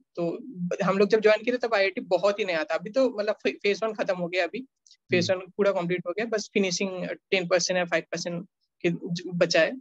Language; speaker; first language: Hindi; non-native, local second language; Bangla